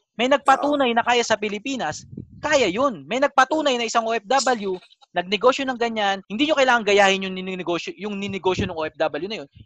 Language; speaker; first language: Filipino; native; Filipino